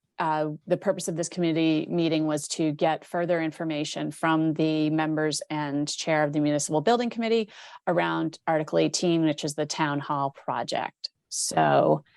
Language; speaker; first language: English; native; English